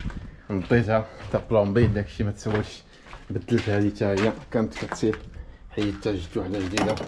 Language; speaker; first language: Arabic; native; Arabic